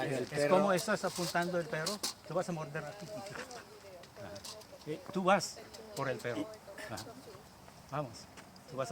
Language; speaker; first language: Spanish; non-native, learner; French